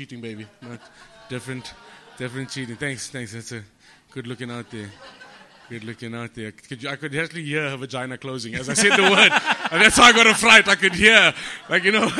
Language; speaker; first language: English; native; English